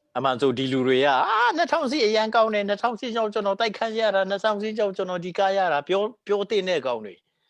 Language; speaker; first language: Burmese; non-native, local second language; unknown